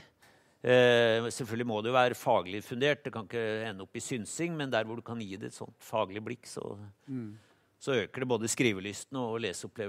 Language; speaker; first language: Norwegian; native; Norwegian